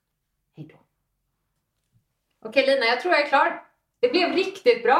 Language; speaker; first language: Swedish; native; Swedish